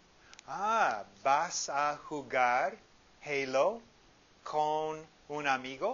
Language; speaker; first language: Spanish; non-native, fluent; English